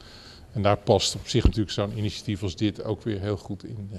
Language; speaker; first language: Dutch; native; Dutch